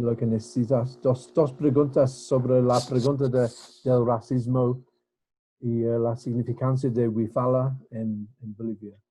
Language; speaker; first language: Spanish; non-native, fluent; English